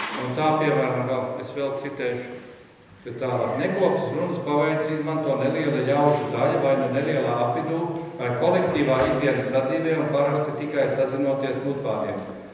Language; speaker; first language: Latvian; native; Latvian